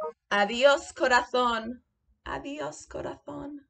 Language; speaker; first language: English; native; English